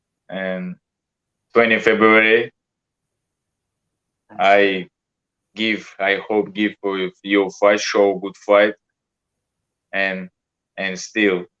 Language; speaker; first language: English; non-native, learner; Russian